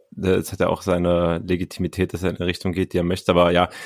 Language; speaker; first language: German; native; German